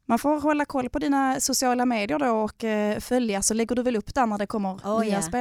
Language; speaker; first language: Swedish; native; Swedish